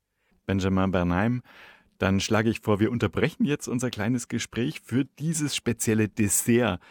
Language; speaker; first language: German; native; German